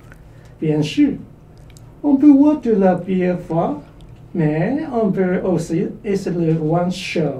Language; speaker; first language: French; non-native, learner; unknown